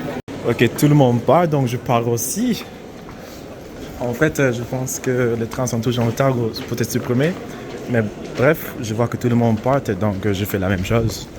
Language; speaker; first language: French; non-native, fluent; English